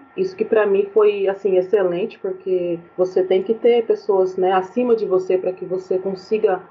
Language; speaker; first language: Portuguese; native; Portuguese